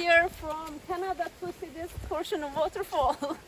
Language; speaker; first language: English; non-native, learner; Turkish